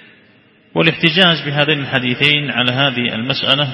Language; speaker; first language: Arabic; native; Arabic